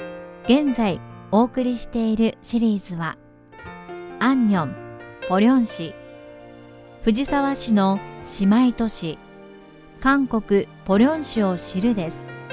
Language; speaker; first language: Japanese; native; Japanese